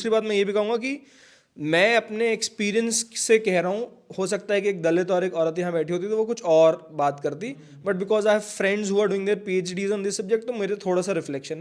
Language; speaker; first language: Hindi; native; Hindi